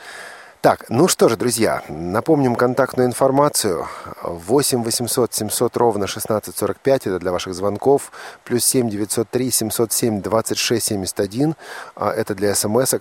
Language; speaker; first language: Russian; native; Russian